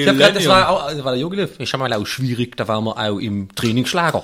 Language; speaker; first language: German; native; German